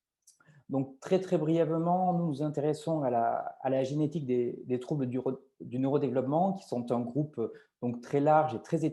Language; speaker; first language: French; native; French